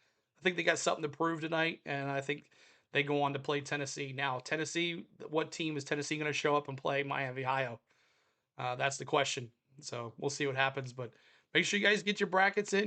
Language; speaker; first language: English; native; English